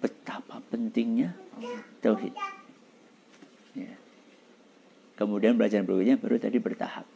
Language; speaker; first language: Indonesian; native; Indonesian